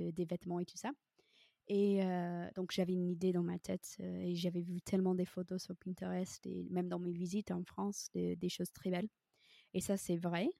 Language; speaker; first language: French; non-native, fluent; English